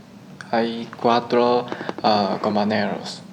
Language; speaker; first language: Spanish; non-native, learner; Chinese